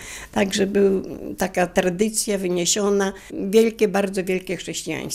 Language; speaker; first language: Polish; native; Polish